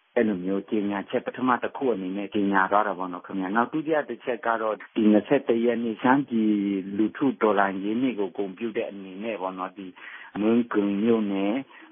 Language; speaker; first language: Burmese; non-native, local second language; Shan